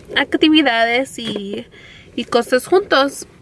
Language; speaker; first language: Spanish; early bilingual, heritage; Spanish